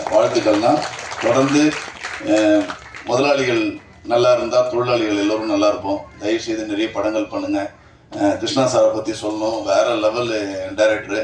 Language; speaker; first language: Tamil; native; Tamil